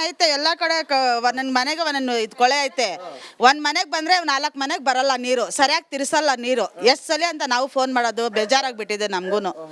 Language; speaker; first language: Kannada; non-native, local second language; Urdu